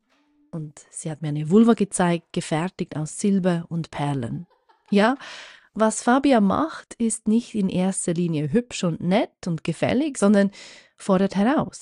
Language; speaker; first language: German; native; German